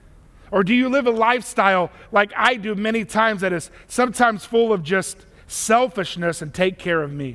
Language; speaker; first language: English; native; English